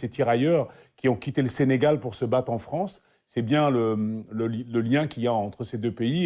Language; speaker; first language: French; native; French